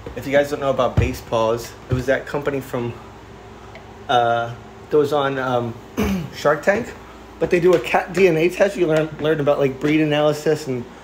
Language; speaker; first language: English; native; English